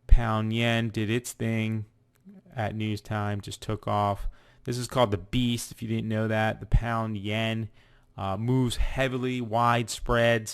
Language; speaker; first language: English; native; English